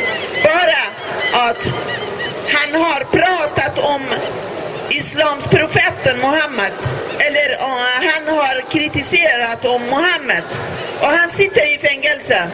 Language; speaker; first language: Swedish; non-native, learner; Persian